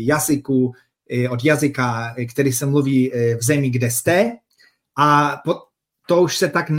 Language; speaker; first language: Czech; non-native, fluent; Polish